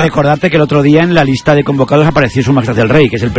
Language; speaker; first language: Spanish; native; Spanish